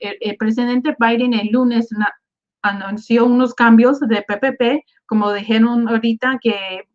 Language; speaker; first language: Spanish; early bilingual, other home language; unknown